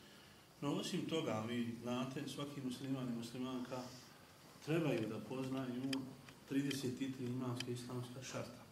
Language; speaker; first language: Bosnian; native; Bosnian